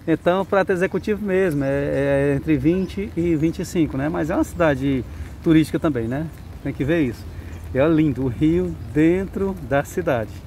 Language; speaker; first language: Portuguese; native; Portuguese